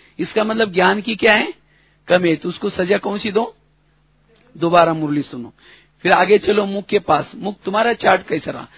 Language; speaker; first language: Hindi; non-native, local second language; Marathi